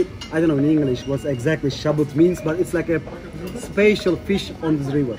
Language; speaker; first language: English; non-native, learner; Turkish